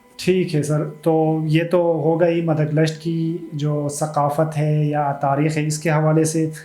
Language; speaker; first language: Urdu; non-native, local second language; Khowar